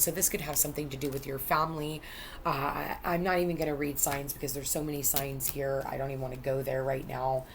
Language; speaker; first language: English; native; English